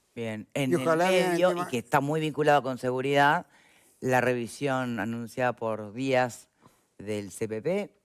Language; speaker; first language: Spanish; native; Spanish